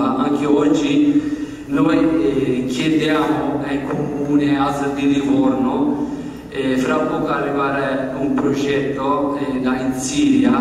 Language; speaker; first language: Italian; non-native, learner; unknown